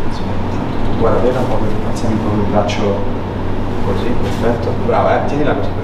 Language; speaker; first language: Italian; native; Italian